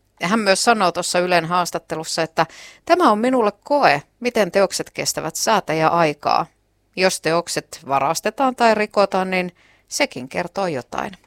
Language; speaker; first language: Finnish; native; Finnish